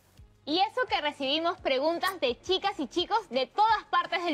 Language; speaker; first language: Spanish; native; Spanish